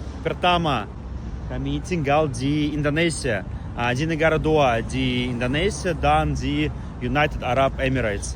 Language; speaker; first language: Indonesian; non-native, learner; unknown